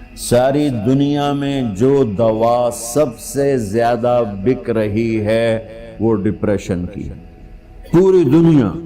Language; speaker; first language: Urdu; non-native, local second language; Punjabi